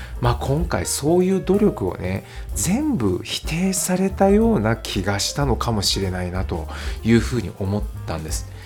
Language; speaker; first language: Japanese; native; Japanese